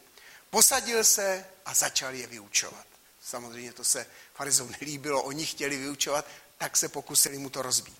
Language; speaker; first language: Czech; native; Czech